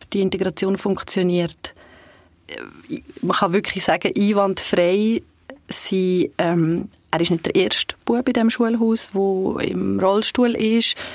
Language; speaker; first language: German; early bilingual, other home language; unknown